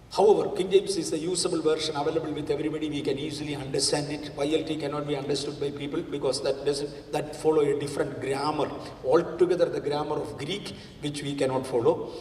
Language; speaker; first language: English; non-native, local second language; Malayalam